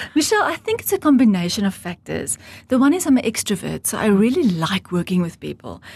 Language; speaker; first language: English; non-native, local second language; Afrikaans